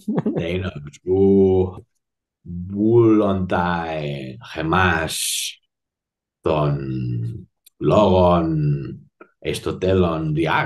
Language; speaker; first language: Greek; non-native, fluent; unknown